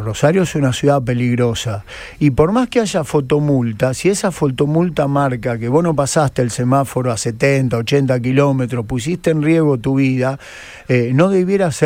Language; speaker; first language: Spanish; native; Spanish